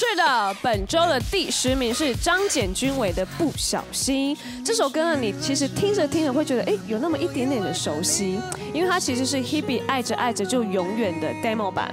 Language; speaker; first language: Chinese; native; Chinese